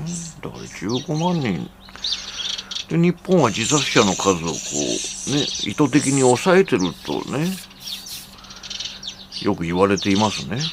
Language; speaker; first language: Japanese; native; Japanese